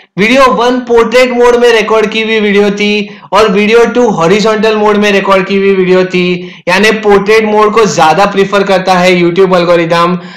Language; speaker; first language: Hindi; native; Hindi